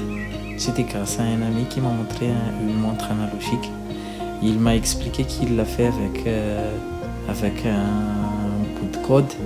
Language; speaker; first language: French; non-native, local second language; Malagasy